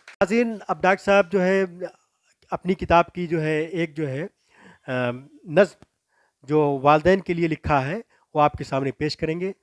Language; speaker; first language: Hindi; native; Hindi